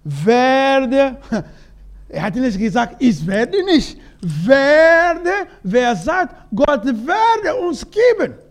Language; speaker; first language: German; non-native, learner; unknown